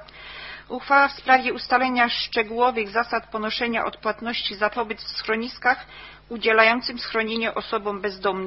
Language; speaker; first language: Polish; native; Polish